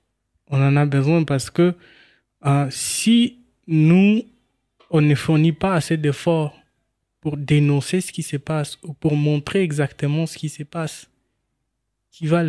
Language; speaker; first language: French; non-native, local second language; Swahili